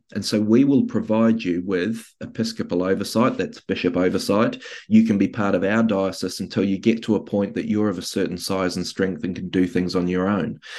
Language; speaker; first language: English; native; English